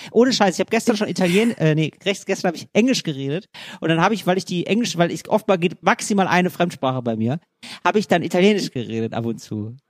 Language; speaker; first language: German; native; German